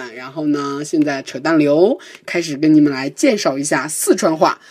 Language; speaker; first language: Chinese; native; Chinese